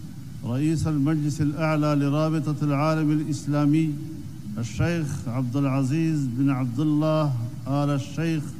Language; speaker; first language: Arabic; non-native, fluent; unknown